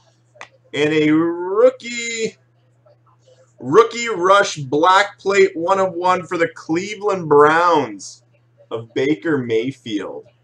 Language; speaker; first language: English; native; English